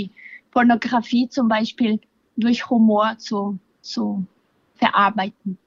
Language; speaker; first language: German; non-native, fluent; Portuguese